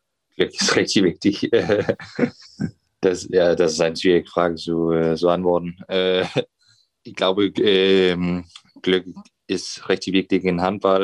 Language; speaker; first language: German; non-native, fluent; Danish